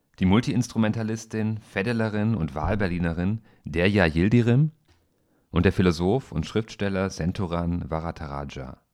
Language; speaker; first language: German; native; German